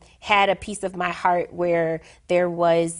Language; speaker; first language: English; native; English